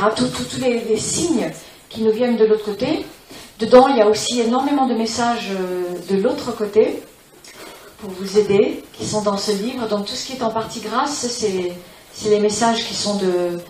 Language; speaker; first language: French; non-native, fluent; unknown